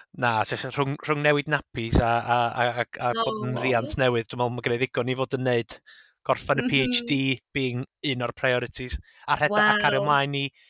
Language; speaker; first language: Welsh; native; Welsh